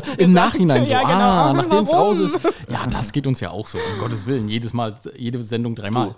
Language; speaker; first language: German; native; German